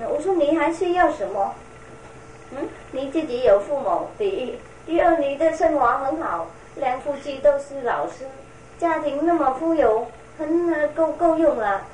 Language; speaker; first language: Chinese; non-native, fluent; Vietnamese